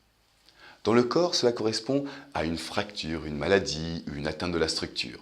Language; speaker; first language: French; native; French